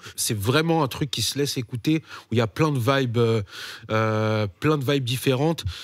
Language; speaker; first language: French; native; French